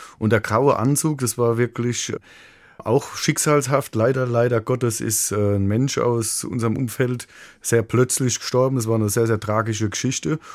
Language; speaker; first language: German; native; German